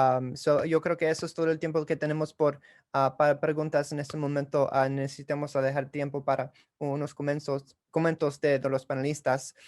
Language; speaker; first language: Spanish; early bilingual, heritage; English